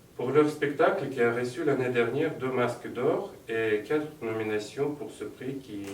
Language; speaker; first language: French; non-native, fluent; Russian